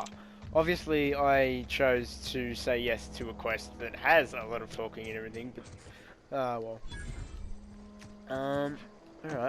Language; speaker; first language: English; native; English